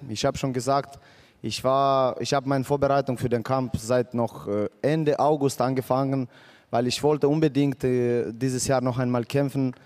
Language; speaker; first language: German; non-native, fluent; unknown